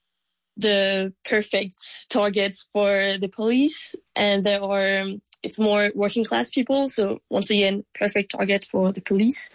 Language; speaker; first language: English; non-native, fluent; French